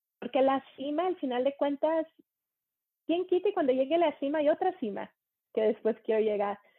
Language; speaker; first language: Spanish; native; Spanish